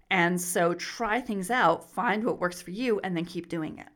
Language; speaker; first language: English; native; English